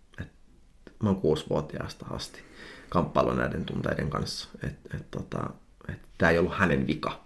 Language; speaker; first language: Finnish; early bilingual, heritage; Finnish